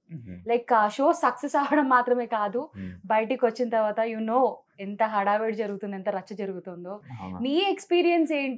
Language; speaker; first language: Telugu; native; Telugu